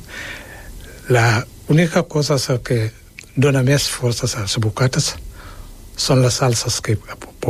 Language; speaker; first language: Catalan; non-native, fluent; Wolof